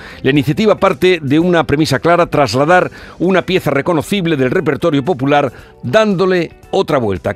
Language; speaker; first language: Spanish; native; Spanish